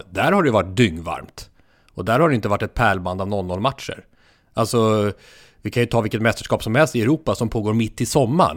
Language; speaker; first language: Swedish; native; Swedish